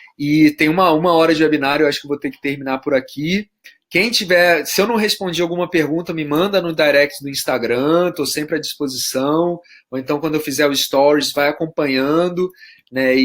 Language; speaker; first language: Portuguese; native; Portuguese